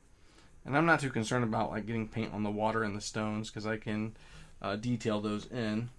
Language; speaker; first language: English; native; English